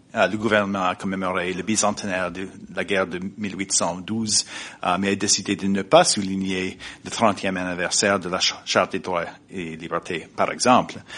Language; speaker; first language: French; non-native, fluent; English